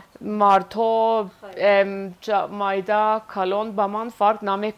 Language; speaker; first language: Persian; non-native, fluent; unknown